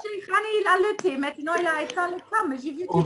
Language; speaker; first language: French; non-native, fluent; German